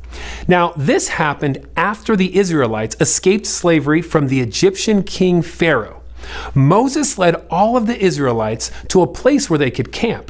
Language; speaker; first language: English; native; English